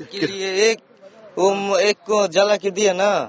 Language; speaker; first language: Hindi; non-native, learner; Bangla